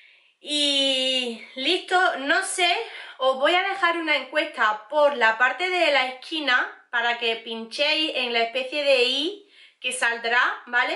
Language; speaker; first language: Spanish; native; Spanish